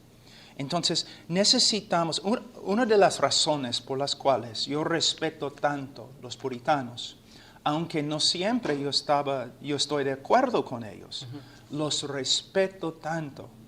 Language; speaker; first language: Spanish; non-native, fluent; English